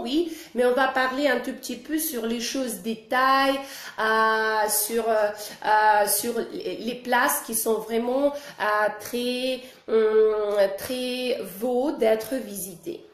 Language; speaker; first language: French; non-native, fluent; Russian